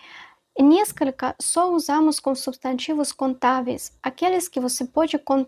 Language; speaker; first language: Portuguese; non-native, fluent; Russian